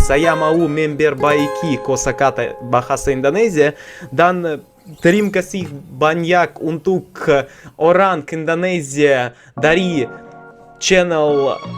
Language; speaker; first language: Indonesian; non-native, learner; English